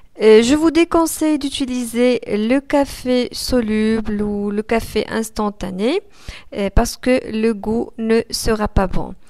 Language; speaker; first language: French; non-native, local second language; Arabic